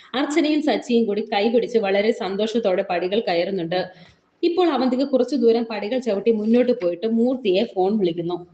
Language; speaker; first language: Malayalam; native; Malayalam